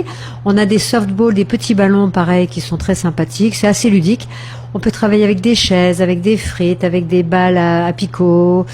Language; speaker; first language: French; native; French